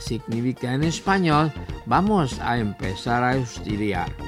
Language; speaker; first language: Spanish; non-native, fluent; Indonesian